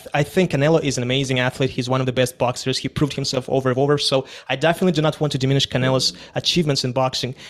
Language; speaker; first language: English; non-native, fluent; Russian